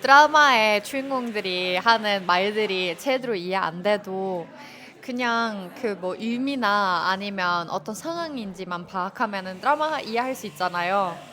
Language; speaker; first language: Korean; non-native, fluent; Norwegian